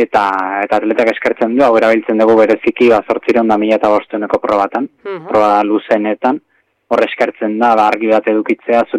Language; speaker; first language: Basque; native; Basque